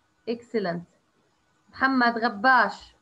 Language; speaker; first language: English; non-native, learner; Arabic